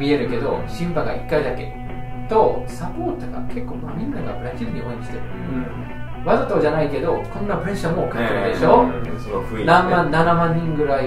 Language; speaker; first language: Japanese; non-native, fluent; English